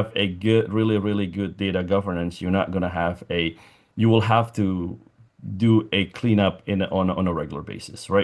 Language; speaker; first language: English; non-native, fluent; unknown